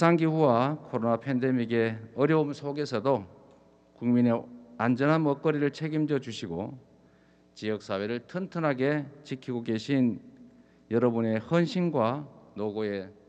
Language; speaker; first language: Korean; native; Korean